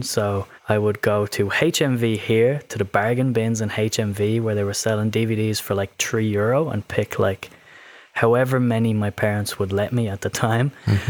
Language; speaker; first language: English; native; English